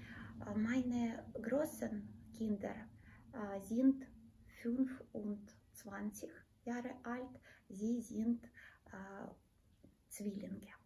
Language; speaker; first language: German; non-native, fluent; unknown